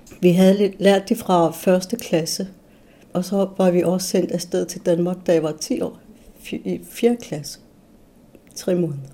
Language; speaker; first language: Danish; non-native, local second language; Kalaallisut